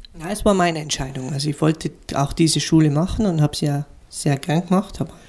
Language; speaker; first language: German; native; German